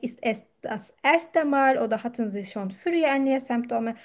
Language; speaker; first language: German; non-native, fluent; Turkish